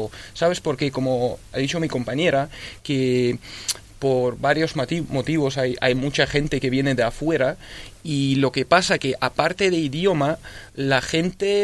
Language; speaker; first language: Spanish; early bilingual, other home language; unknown